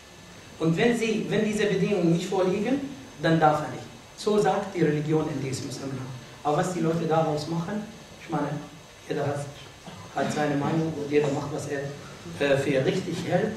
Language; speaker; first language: German; non-native, fluent; Arabic